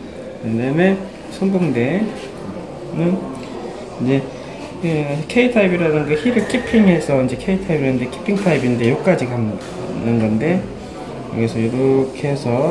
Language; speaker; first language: Korean; native; Korean